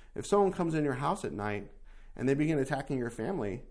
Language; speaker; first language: English; native; English